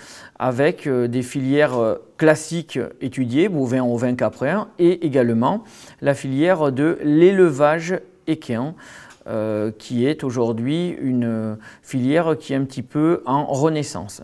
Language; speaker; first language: French; native; French